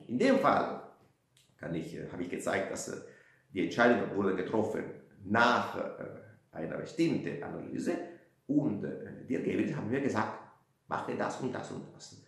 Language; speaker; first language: German; non-native, fluent; Italian